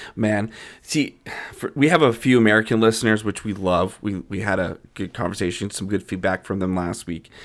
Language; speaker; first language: English; native; English